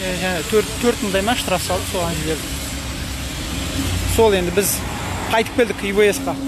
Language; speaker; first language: Kazakh; native; Kazakh